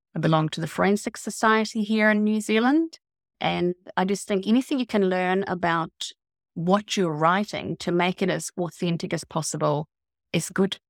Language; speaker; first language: English; non-native, fluent; Swedish